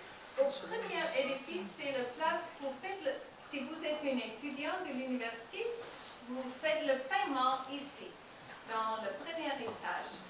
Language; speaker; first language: French; non-native, learner; English